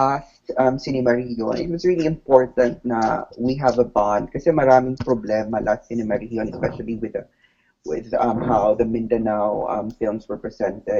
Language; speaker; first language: English; non-native, local second language; Cebuano